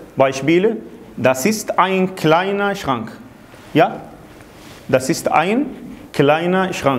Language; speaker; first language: German; non-native, fluent; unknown